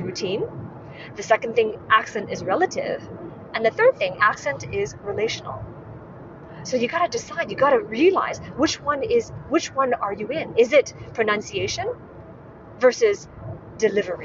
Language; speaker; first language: English; non-native, local second language; Cantonese